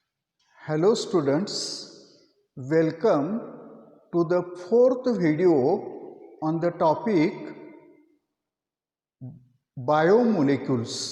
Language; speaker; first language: English; non-native, local second language; Marathi